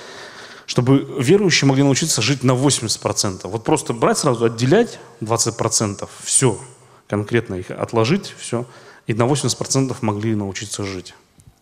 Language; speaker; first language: Russian; native; Russian